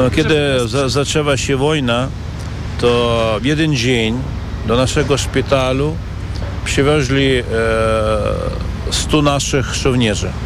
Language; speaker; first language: Polish; non-native, learner; Ukrainian